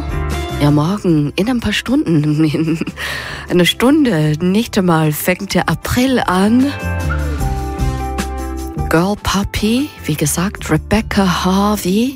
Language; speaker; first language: German; native; German